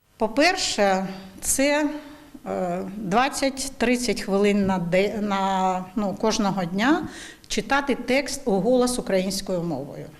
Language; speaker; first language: Ukrainian; non-native, local second language; Russian